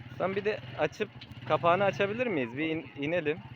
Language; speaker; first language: Turkish; native; Turkish